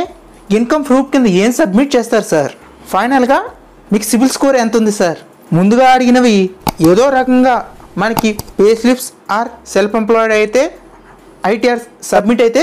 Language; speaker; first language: Telugu; native; Telugu